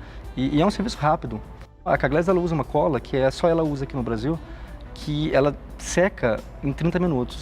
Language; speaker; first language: Portuguese; native; Portuguese